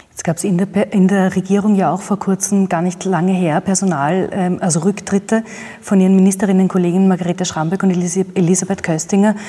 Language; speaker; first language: German; native; German